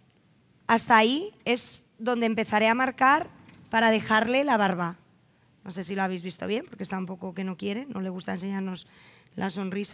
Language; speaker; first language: Spanish; native; Spanish